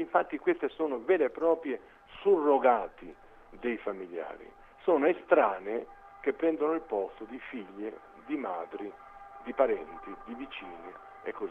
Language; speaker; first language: Italian; native; Italian